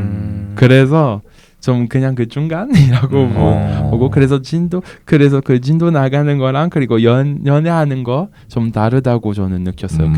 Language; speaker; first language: Korean; non-native, fluent; French